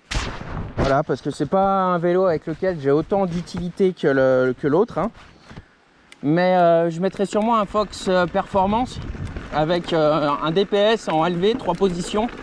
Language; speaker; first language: French; native; French